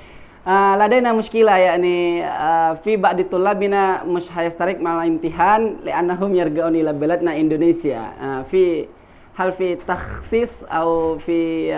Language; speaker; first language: Arabic; non-native, fluent; Indonesian